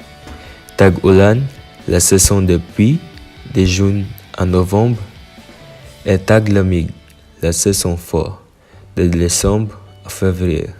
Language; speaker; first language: French; non-native, learner; Filipino